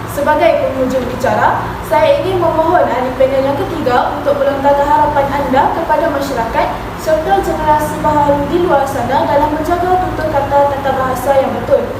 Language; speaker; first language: Malay; native; Malay